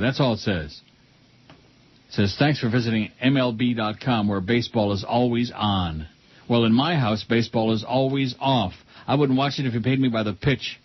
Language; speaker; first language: English; native; English